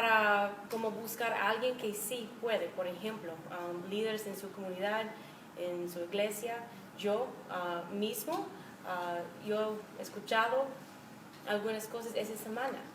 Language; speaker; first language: Spanish; non-native, fluent; English